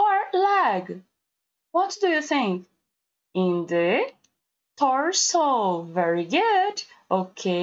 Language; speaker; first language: English; non-native, learner; Portuguese